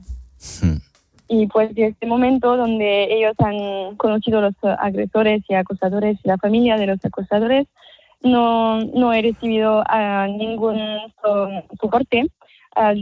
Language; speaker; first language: Spanish; non-native, fluent; French